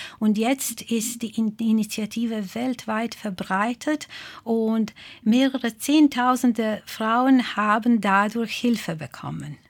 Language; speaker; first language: German; non-native, fluent; Croatian